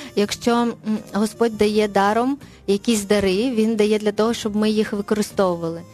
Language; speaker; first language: Ukrainian; non-native, local second language; Russian